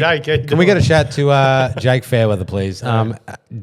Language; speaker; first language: English; native; English